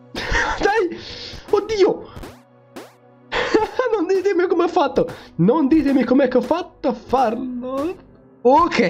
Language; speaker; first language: Italian; native; Italian